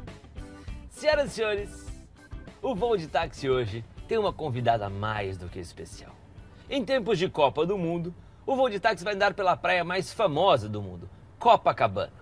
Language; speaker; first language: Portuguese; native; Portuguese